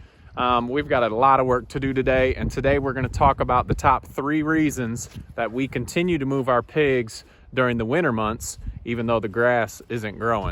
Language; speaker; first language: English; native; English